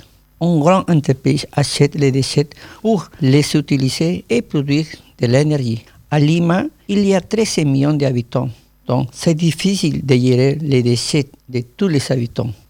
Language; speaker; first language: French; non-native, learner; Spanish